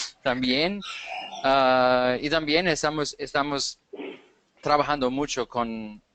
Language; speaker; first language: Spanish; non-native, fluent; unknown